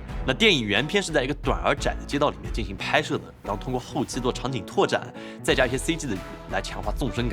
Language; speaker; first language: Chinese; native; Chinese